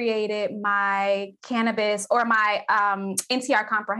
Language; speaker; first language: English; native; English